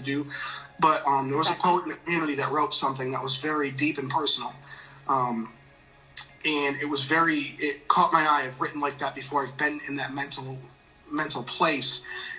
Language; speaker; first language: English; native; English